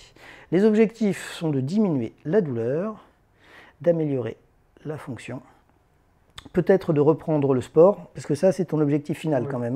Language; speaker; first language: French; native; French